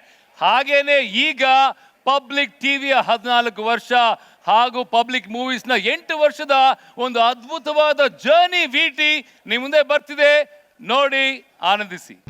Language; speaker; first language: Kannada; native; Kannada